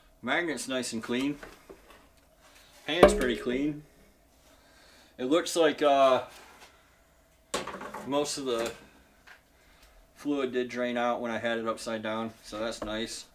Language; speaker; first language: English; native; English